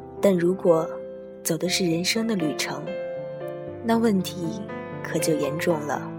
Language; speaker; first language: Chinese; native; Chinese